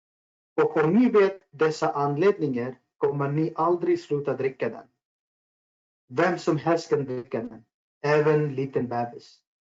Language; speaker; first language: Swedish; non-native, fluent; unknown